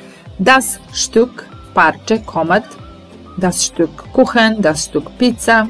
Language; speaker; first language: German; non-native, fluent; Serbian